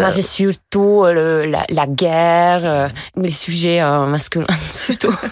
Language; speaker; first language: French; non-native, fluent; Hungarian